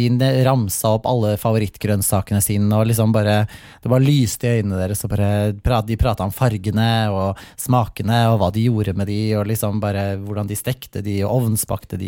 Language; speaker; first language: Norwegian; native; Norwegian